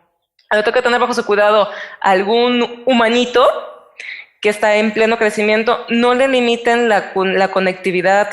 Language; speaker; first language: Spanish; native; Spanish